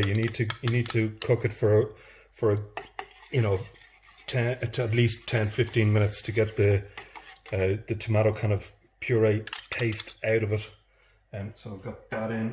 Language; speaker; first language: English; native; English